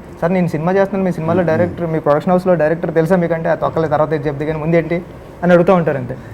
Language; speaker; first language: Telugu; native; Telugu